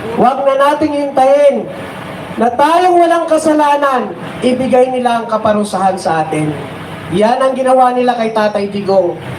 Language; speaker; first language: Filipino; native; Filipino